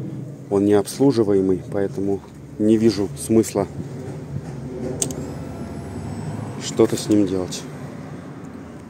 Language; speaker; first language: Russian; native; Russian